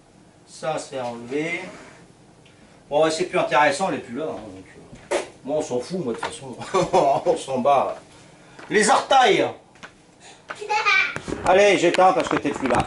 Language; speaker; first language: French; native; French